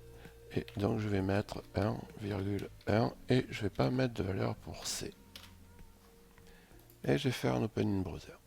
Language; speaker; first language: French; native; French